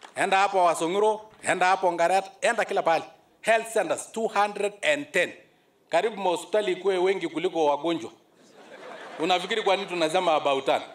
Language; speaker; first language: Swahili; non-native, local second language; Masai